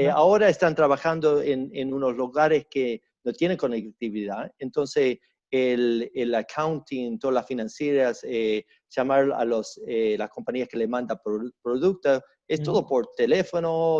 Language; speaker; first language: Spanish; early bilingual, heritage; Spanish